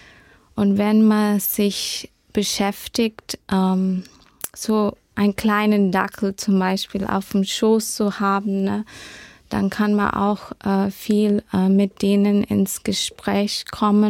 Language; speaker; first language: German; early bilingual, heritage; German